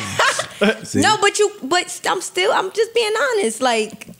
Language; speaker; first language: English; native; English